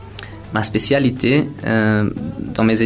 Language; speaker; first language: French; non-native, fluent; Spanish